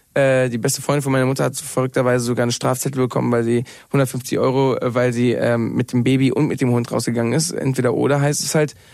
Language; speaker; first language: German; non-native, fluent; Spanish